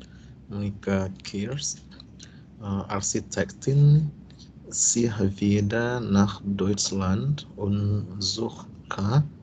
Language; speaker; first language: German; non-native, learner; Indonesian